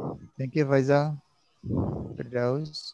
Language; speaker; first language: English; non-native, learner; Indonesian